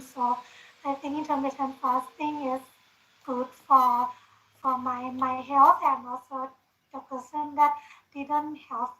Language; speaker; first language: English; non-native, learner; Thai